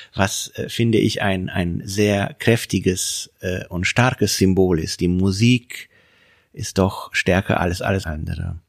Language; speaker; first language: German; non-native, fluent; Hungarian